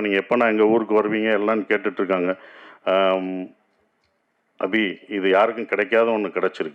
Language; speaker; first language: Tamil; native; Tamil